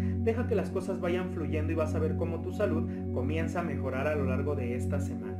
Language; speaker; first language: Spanish; native; Spanish